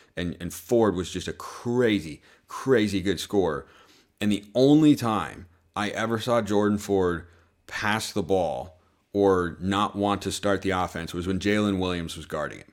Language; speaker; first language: English; native; English